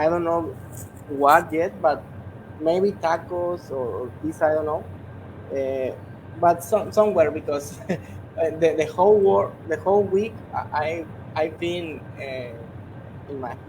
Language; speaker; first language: English; non-native, learner; Spanish